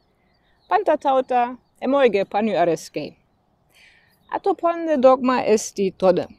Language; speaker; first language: Greek; non-native, fluent; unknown